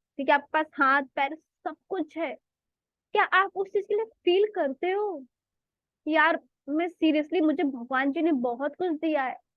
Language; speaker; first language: Hindi; native; Hindi